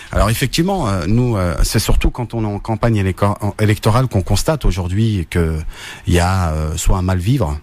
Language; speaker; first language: French; native; French